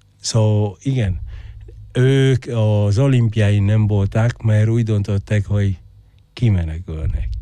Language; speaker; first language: Hungarian; non-native, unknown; Spanish